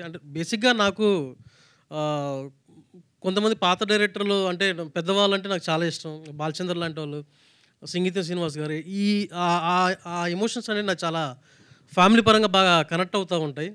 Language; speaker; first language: Telugu; native; Telugu